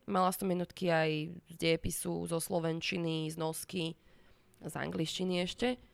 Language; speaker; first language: Slovak; native; Slovak